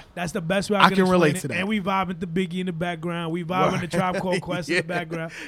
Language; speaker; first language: English; non-native, fluent; Spanish